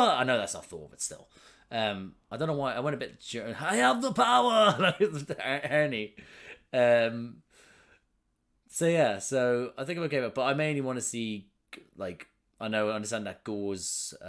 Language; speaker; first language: English; native; English